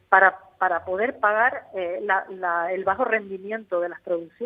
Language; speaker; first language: Spanish; native; Spanish